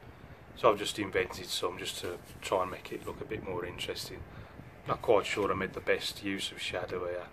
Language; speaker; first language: English; native; English